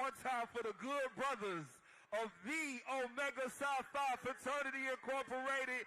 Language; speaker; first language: English; native; English